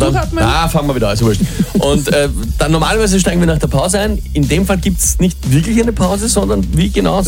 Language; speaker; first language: German; native; German